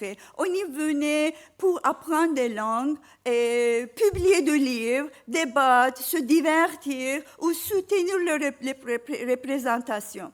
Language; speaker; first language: French; non-native, fluent; Turkish